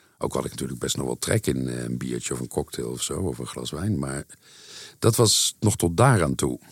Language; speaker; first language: Dutch; native; Dutch